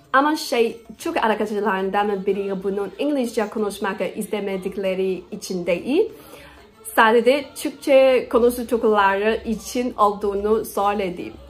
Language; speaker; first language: Turkish; non-native, learner; Chinese